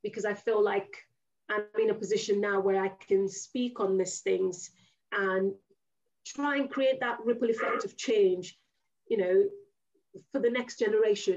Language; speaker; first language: English; non-native, local second language; Yoruba